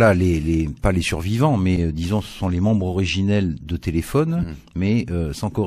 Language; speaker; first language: French; native; French